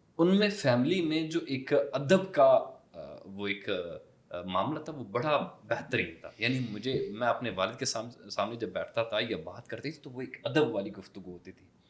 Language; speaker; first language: Urdu; non-native, local second language; Pashto